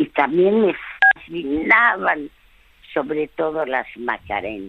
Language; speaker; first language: Spanish; early bilingual, other home language; French